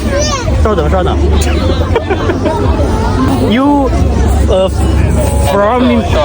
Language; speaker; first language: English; non-native, learner; Chinese